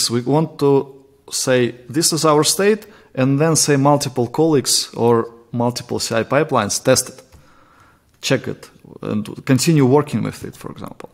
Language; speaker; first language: English; non-native, fluent; Russian